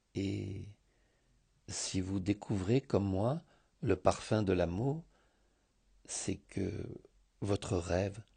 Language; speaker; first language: French; early bilingual, heritage; Greek